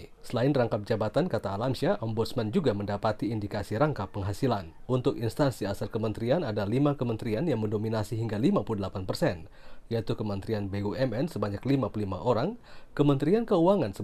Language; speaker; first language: Indonesian; native; Indonesian